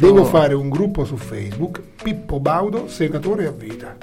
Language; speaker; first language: Italian; native; Italian